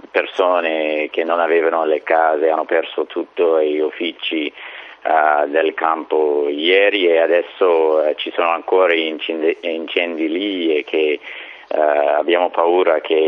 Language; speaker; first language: Italian; non-native, fluent; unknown